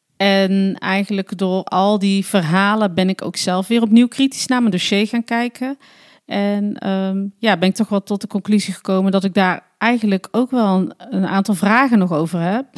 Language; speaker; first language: Dutch; native; Dutch